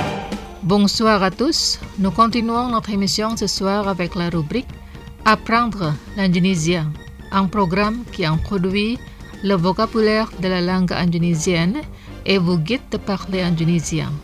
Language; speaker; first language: French; non-native, fluent; Indonesian